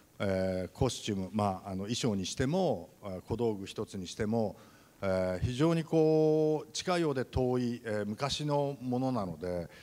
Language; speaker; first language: Japanese; native; Japanese